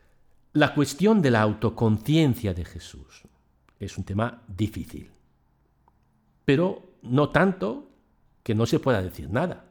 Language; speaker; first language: Spanish; native; Spanish